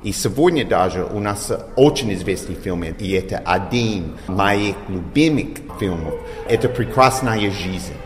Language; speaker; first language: Russian; non-native, fluent; English